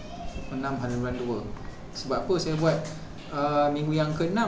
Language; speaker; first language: Malay; native; Malay